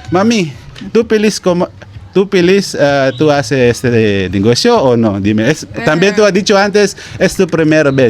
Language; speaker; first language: Spanish; non-native, learner; Pampanga